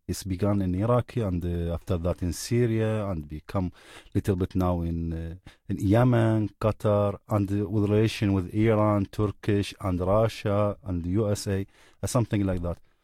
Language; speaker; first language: English; non-native, learner; Arabic